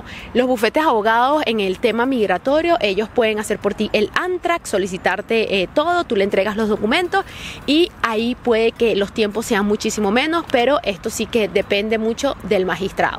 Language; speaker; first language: Spanish; native; Spanish